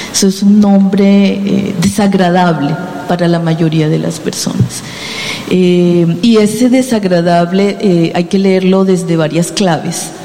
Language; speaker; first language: Spanish; native; Spanish